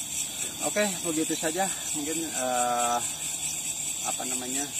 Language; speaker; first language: Indonesian; native; Indonesian